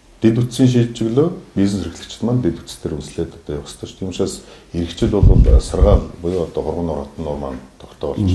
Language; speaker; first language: Mongolian; non-native, local second language; Kazakh